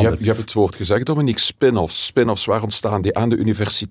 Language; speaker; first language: Dutch; native; Dutch